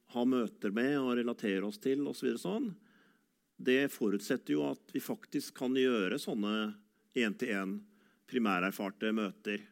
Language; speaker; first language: Norwegian; native; Norwegian